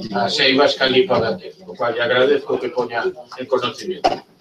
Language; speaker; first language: Spanish; non-native, local second language; Galician